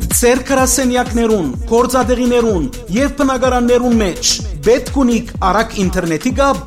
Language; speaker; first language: Armenian; native; Armenian